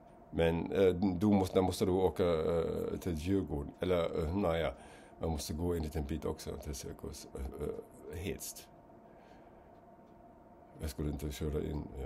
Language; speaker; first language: Swedish; non-native, fluent; German